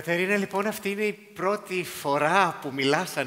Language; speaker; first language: Greek; native; Greek